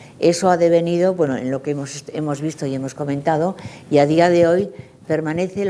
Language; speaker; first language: Spanish; native; Spanish